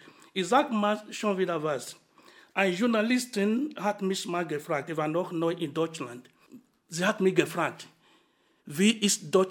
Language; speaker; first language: German; non-native, fluent; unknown